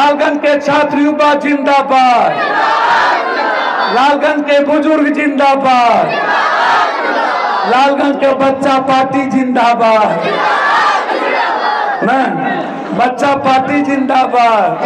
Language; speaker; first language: Hindi; non-native, local second language; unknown